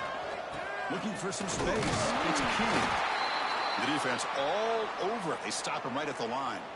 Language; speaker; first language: English; native; English